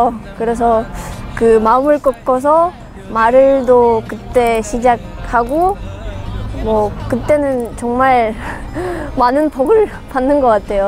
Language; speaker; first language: Korean; non-native, fluent; Russian